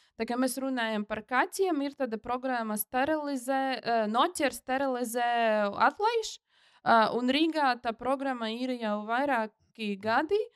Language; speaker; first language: Latvian; non-native, local second language; Russian